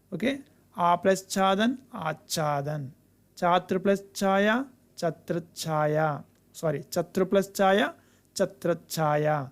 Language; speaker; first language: Hindi; non-native, local second language; Telugu